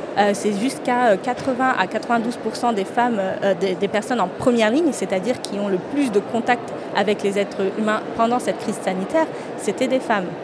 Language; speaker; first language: French; native; French